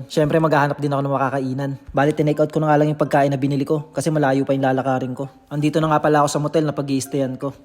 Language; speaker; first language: Filipino; native; Filipino